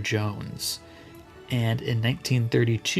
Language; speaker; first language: English; native; English